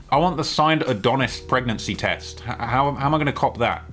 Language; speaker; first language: English; native; English